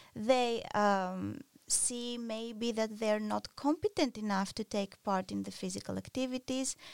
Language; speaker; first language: English; non-native, fluent; Greek